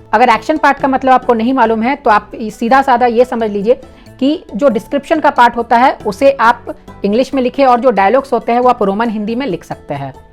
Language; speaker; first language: Hindi; native; Hindi